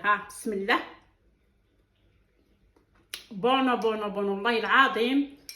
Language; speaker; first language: Arabic; native; Arabic